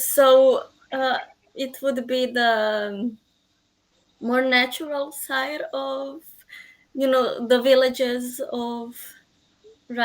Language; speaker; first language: English; non-native, fluent; Croatian